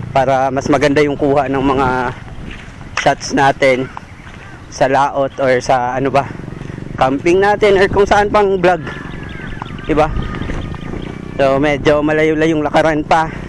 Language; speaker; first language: Filipino; native; Filipino